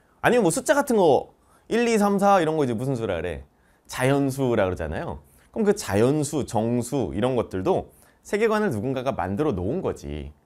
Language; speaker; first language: Korean; native; Korean